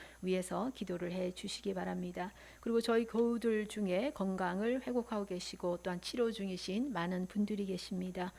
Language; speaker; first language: Korean; native; Korean